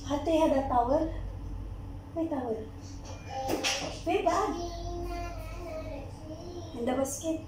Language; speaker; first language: English; non-native, learner; Filipino